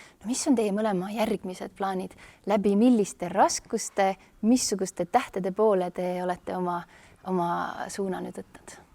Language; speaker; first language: Estonian; native; Estonian